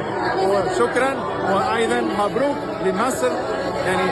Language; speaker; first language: Arabic; non-native, fluent; Spanish